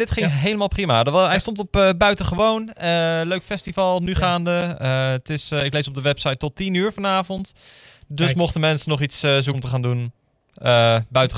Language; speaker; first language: Dutch; native; Dutch